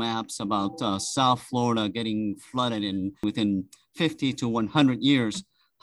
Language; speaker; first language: English; native; English